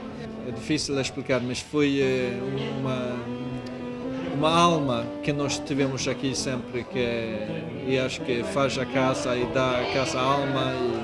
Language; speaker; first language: Portuguese; non-native, fluent; Swedish